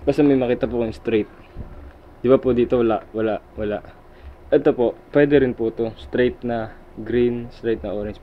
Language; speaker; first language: Filipino; native; Filipino